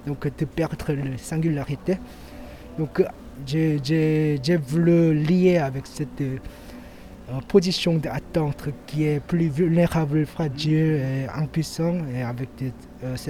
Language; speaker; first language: French; non-native, learner; Korean